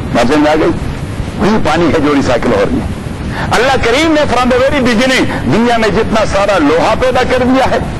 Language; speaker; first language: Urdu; non-native, local second language; Pashto